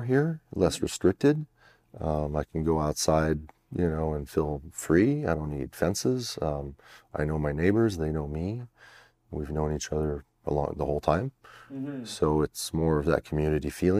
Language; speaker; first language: English; native; English